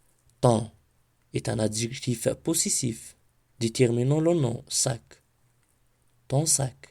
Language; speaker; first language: French; non-native, local second language; Arabic